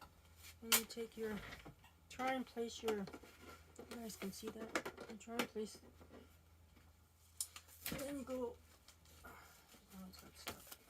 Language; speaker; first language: English; native; English